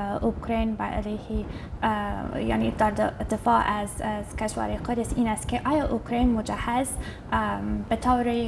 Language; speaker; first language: Persian; non-native, fluent; English